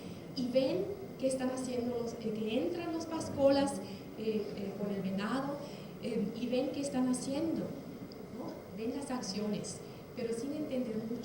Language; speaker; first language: Spanish; non-native, fluent; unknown